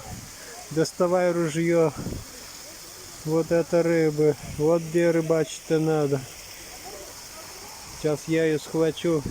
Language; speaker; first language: Russian; native; Russian